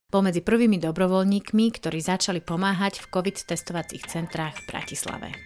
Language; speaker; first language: Slovak; native; Slovak